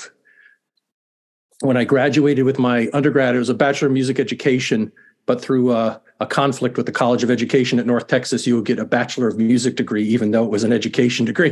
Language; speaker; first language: English; native; English